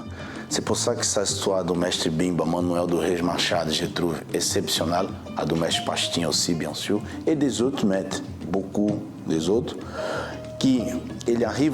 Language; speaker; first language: French; non-native, fluent; Portuguese